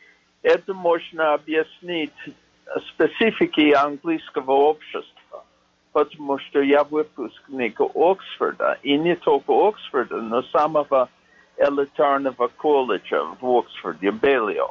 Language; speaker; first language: Russian; non-native, fluent; English